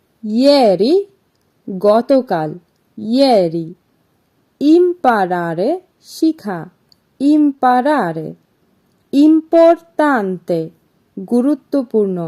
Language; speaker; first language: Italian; non-native, fluent; Bangla